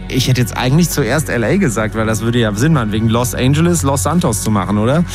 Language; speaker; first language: German; native; German